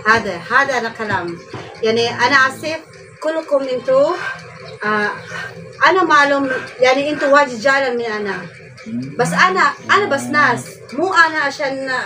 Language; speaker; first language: Arabic; non-native, learner; Filipino